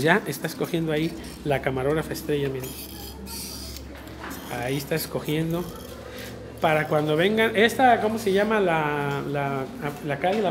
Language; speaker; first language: Spanish; native; Spanish